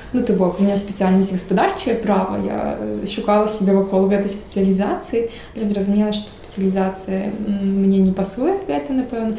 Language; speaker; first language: Belarusian; non-native, local second language; Russian